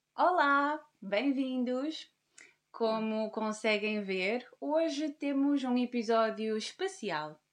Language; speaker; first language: Portuguese; native; Portuguese